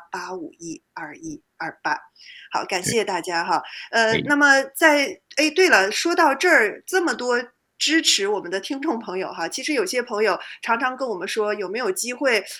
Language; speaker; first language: Chinese; native; Chinese